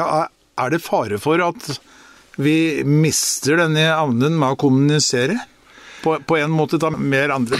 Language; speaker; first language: Norwegian; native; Norwegian